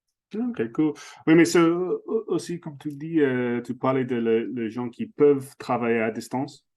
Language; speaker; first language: French; non-native, fluent; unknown